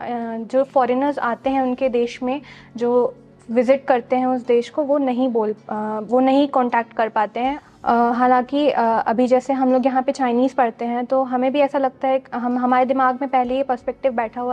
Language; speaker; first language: Hindi; native; Hindi